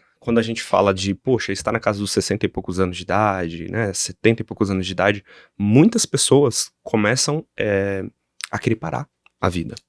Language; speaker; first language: Portuguese; native; Portuguese